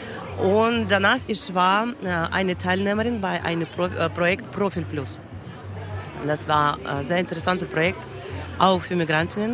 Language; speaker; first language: German; non-native, learner; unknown